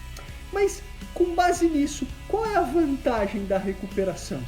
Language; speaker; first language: Portuguese; native; Portuguese